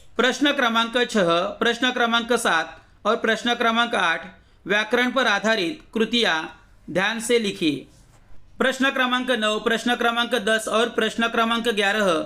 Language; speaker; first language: Hindi; non-native, local second language; Marathi